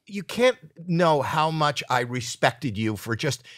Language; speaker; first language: English; native; English